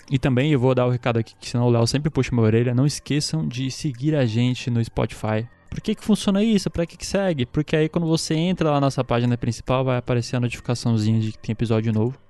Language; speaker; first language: Portuguese; native; Portuguese